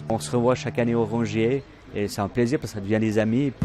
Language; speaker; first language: French; native; French